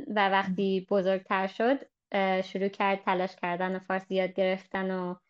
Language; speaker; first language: Persian; early bilingual, heritage; Persian